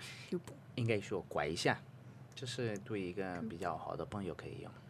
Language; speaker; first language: Chinese; non-native, fluent; Spanish